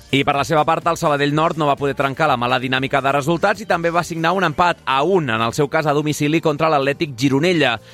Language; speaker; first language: Catalan; native; Catalan